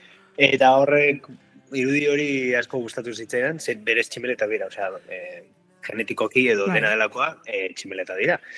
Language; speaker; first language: Basque; native; Basque